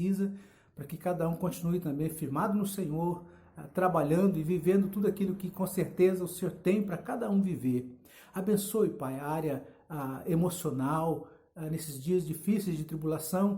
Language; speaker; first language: Portuguese; native; Portuguese